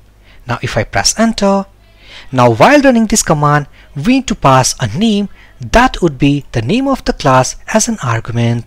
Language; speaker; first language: English; non-native, local second language; Hindi